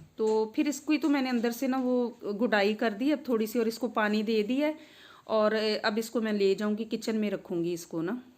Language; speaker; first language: Urdu; non-native, local second language; Punjabi